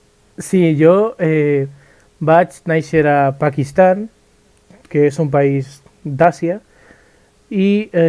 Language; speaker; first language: Catalan; early bilingual, other home language; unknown